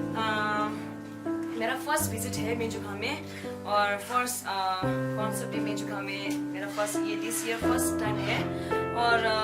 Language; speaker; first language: Hindi; non-native, local second language; Tibetan